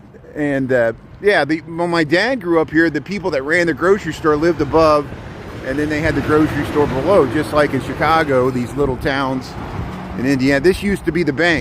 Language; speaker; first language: English; native; English